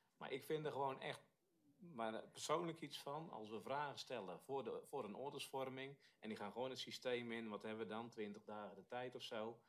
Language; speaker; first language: Dutch; native; Dutch